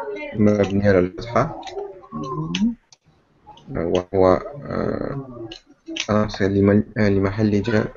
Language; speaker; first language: Arabic; non-native, learner; French